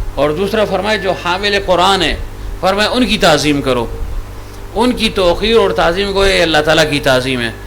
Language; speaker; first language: Urdu; non-native, local second language; Pashto